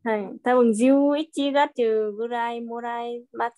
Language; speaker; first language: Japanese; non-native, learner; Vietnamese